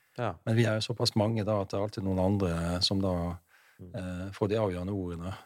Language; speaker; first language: Norwegian; native; Norwegian